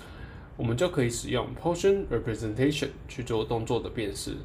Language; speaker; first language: Chinese; native; Chinese